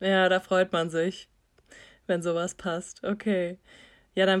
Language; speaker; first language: German; native; German